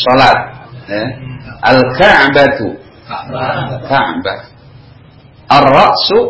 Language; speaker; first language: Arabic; non-native, fluent; Indonesian